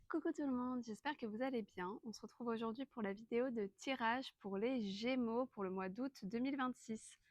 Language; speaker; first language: French; native; French